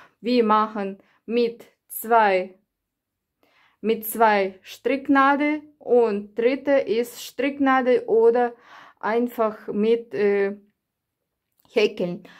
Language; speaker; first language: German; non-native, learner; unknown